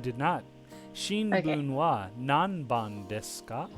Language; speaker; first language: Japanese; non-native, fluent; English